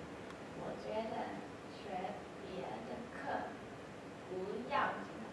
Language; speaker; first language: Chinese; non-native, learner; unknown